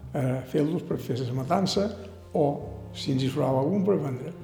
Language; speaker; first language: Catalan; native; Catalan